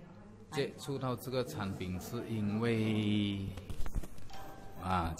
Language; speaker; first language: Chinese; early bilingual, heritage; Chinese